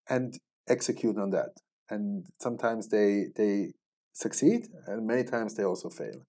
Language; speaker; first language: English; non-native, fluent; Swiss German